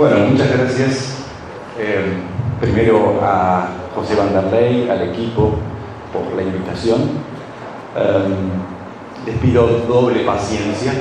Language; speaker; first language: Spanish; native; Spanish